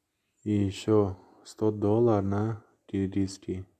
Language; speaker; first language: Russian; non-native, learner; Tajik